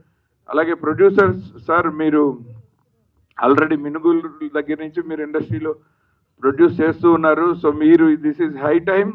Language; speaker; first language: Telugu; native; Telugu